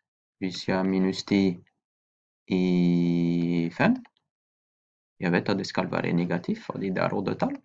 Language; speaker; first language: Norwegian; non-native, fluent; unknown